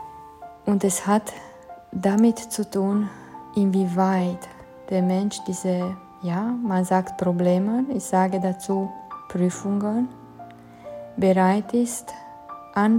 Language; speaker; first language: German; non-native, fluent; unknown